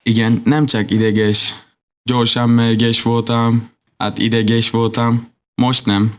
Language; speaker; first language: Hungarian; non-native, learner; Turkish